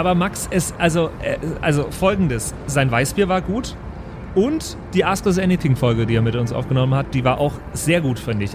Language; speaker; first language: German; native; German